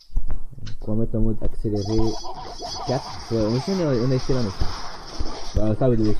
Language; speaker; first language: French; native; French